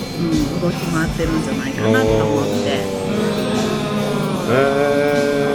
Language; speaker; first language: Japanese; native; Japanese